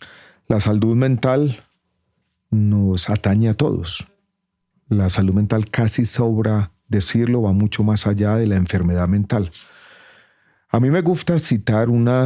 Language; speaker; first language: Spanish; native; Spanish